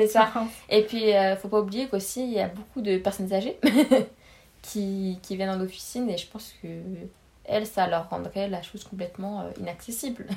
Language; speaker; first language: French; native; French